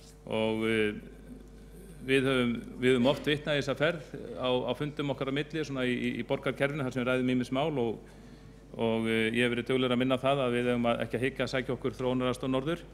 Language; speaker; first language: Icelandic; native; Icelandic